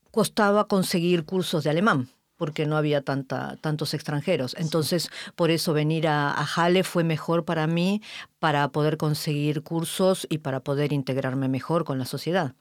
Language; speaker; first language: Spanish; native; Spanish